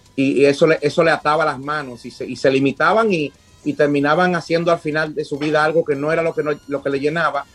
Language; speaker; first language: Spanish; native; Spanish